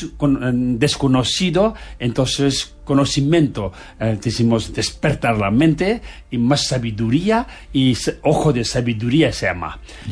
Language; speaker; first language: Spanish; non-native, fluent; Tibetan